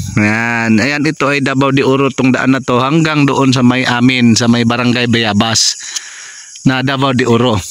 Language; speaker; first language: Filipino; non-native, local second language; Cebuano